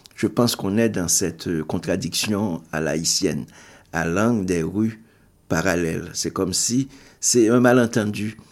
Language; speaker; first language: French; non-native, local second language; Haitian Creole